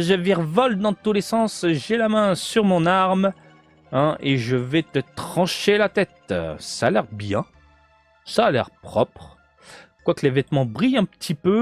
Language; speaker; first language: French; native; French